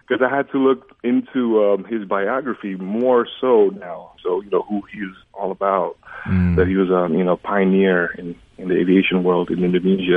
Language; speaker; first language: English; early bilingual, other home language; Indonesian